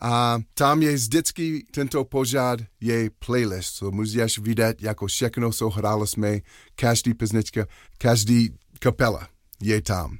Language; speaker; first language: Czech; non-native, learner; English